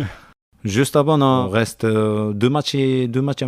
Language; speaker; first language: French; non-native, learner; Japanese